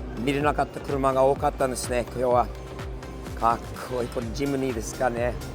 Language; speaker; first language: Japanese; non-native, fluent; English